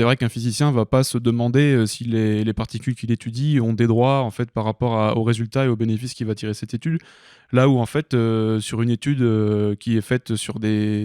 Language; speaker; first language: French; native; French